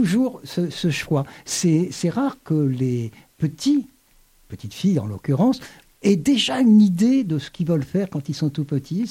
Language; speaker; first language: French; native; French